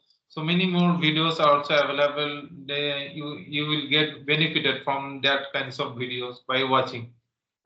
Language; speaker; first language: English; non-native, local second language; Santali